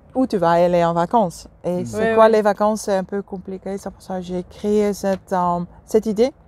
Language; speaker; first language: French; non-native, fluent; Dutch